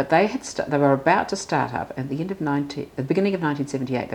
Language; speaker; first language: English; native; English